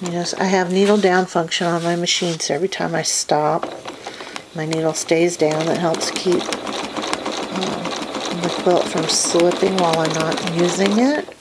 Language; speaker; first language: English; native; English